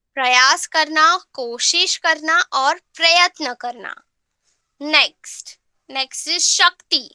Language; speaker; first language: Hindi; non-native, local second language; Marathi